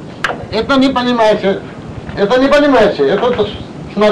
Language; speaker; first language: Russian; non-native, learner; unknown